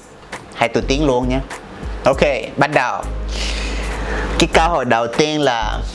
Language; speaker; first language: Vietnamese; non-native, fluent; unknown